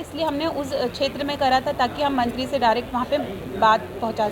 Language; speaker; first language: Hindi; native; Hindi